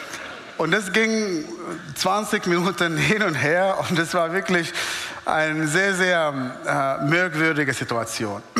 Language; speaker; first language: German; non-native, fluent; Arabic